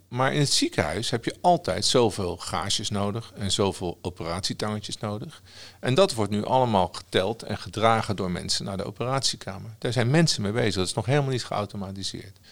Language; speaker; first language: Dutch; native; Dutch